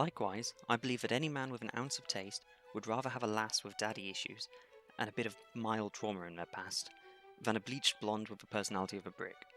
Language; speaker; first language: English; native; English